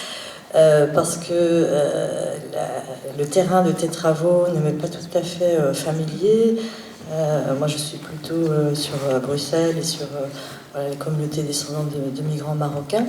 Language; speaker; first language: French; native; French